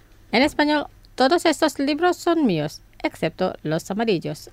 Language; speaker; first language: Spanish; non-native, fluent; Indonesian